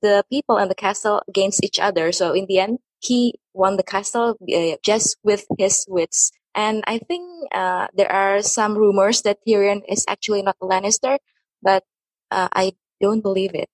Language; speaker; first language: English; non-native, fluent; Indonesian